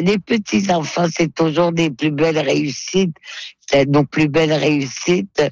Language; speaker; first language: French; non-native, local second language; Innu-aimun